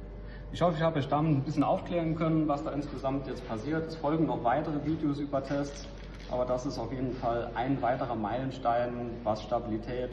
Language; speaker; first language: German; native; German